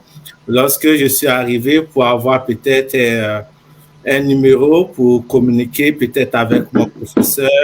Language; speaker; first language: French; non-native, fluent; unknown